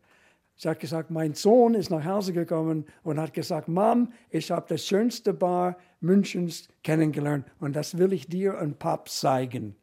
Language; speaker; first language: German; non-native, fluent; English